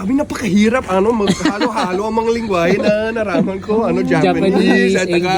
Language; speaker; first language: Filipino; non-native, fluent; English